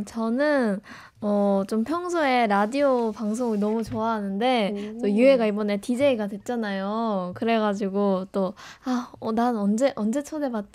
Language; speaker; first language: Korean; early bilingual, heritage; Korean